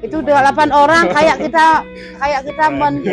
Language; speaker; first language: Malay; non-native, local second language; Balinese